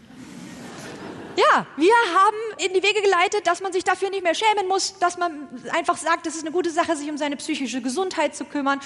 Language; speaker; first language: German; native; German